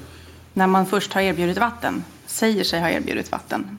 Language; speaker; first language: Swedish; native; Swedish